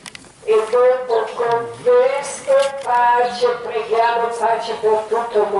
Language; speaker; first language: Italian; non-native, learner; Croatian